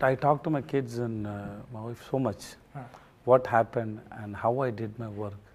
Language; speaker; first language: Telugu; non-native, learner; Tamil